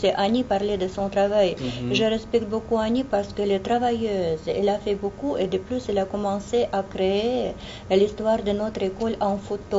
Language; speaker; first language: French; non-native, fluent; Russian